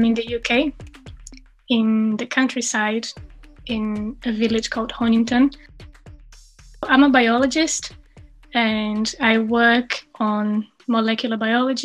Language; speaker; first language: English; non-native, fluent; Portuguese